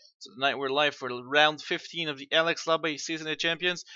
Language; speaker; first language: English; non-native, fluent; French